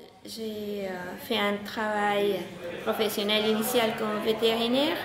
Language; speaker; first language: French; non-native, fluent; Spanish